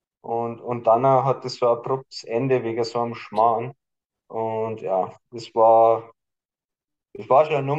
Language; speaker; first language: German; native; German